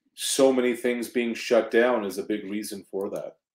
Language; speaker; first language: English; native; English